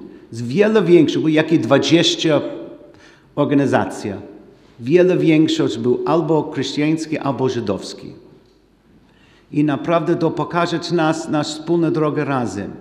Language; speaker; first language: Polish; non-native, learner; English